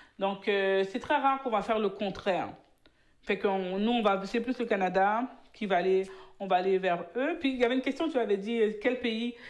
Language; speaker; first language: French; early bilingual, other home language; Haitian Creole